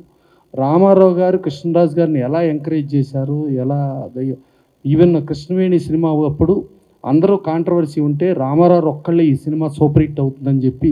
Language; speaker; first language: Telugu; native; Telugu